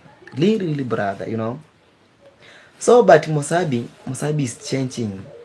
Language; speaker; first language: English; non-native, learner; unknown